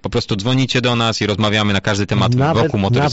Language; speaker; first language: Polish; native; Polish